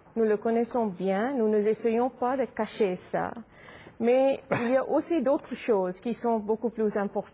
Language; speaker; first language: French; non-native, fluent; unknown